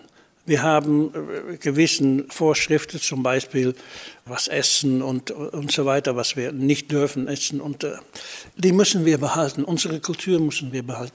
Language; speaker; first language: German; non-native, fluent; Dutch